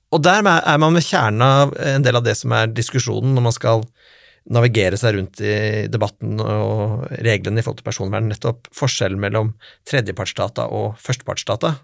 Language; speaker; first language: Norwegian; native; Norwegian